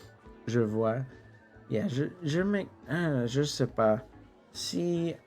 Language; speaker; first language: French; non-native, local second language; English